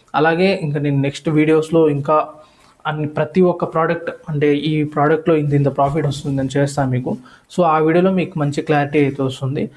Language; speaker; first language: Telugu; non-native, local second language; Urdu